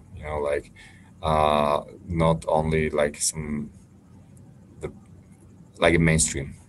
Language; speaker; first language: English; non-native, fluent; Slovak